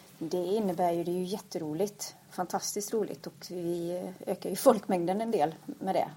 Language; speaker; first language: Swedish; native; Swedish